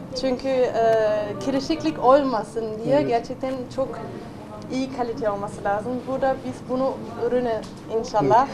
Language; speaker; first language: Turkish; non-native, fluent; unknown